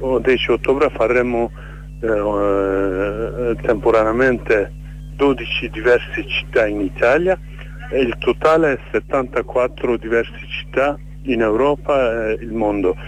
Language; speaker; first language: Italian; non-native, fluent; Kurdish